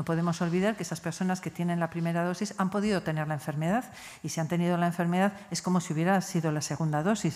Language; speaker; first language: Spanish; native; Spanish